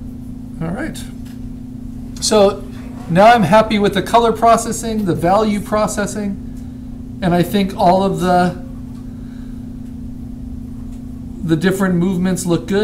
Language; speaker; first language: English; native; English